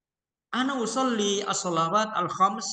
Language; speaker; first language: Arabic; non-native, fluent; Indonesian